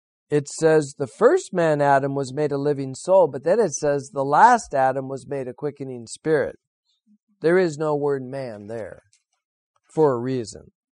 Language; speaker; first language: English; native; English